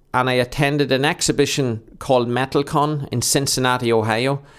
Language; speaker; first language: English; native; English